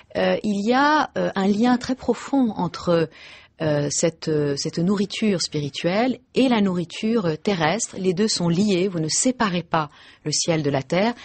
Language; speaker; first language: French; native; French